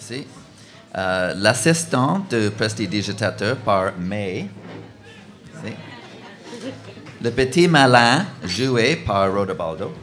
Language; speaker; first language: French; non-native, local second language; English